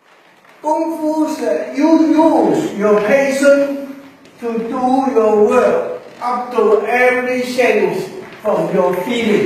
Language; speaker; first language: English; non-native, learner; Chinese